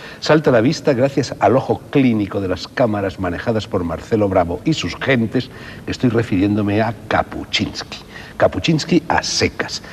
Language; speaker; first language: Spanish; native; Spanish